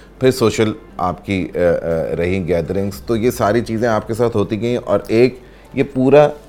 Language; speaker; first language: Urdu; native; Urdu